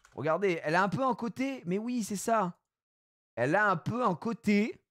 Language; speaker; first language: French; native; French